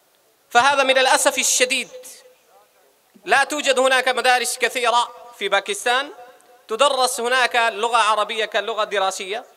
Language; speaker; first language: Arabic; non-native, fluent; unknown